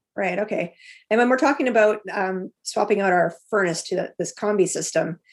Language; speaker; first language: English; native; English